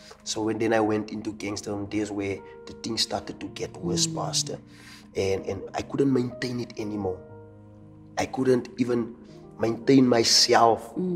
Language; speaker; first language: English; non-native, local second language; Afrikaans